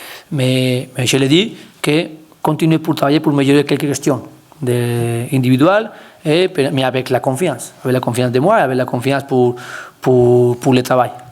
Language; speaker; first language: French; non-native, learner; Spanish